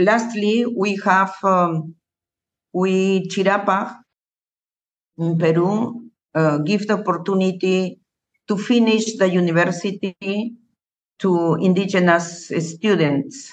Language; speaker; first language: English; non-native, learner; Spanish